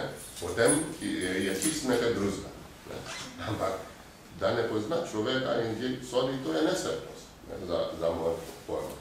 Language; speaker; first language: Slovenian; non-native, fluent; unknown